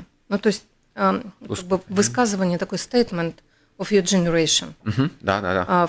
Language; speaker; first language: Russian; native; Russian